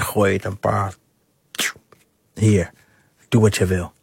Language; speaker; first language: Dutch; non-native, fluent; English